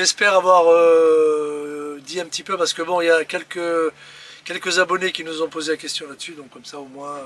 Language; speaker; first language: French; native; French